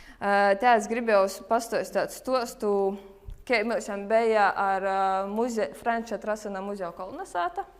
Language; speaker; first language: Latvian; native; Latvian